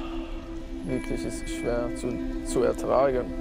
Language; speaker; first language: German; non-native, learner; Persian